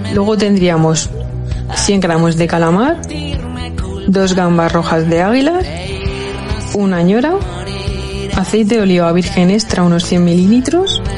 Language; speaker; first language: Spanish; native; Spanish